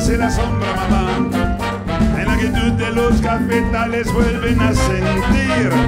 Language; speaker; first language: German; non-native, fluent; Spanish